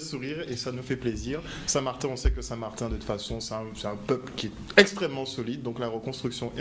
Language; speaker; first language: French; native; French